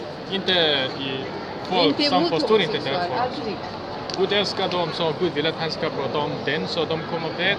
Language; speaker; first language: Swedish; non-native, learner; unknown